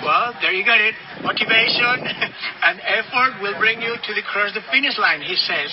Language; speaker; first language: English; non-native, fluent; Spanish